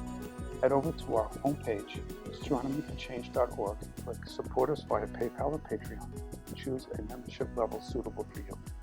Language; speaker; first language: English; native; English